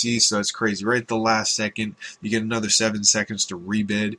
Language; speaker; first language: English; native; English